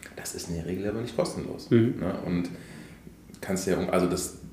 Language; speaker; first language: German; native; German